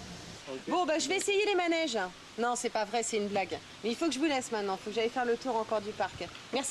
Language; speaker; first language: French; native; French